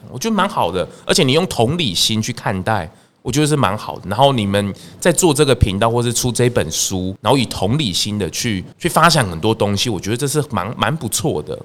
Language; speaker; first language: Chinese; native; Chinese